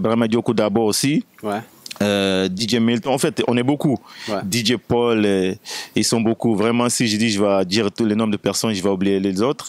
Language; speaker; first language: French; non-native, fluent; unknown